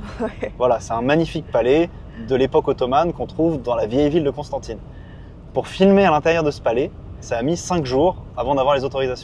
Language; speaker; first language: French; native; French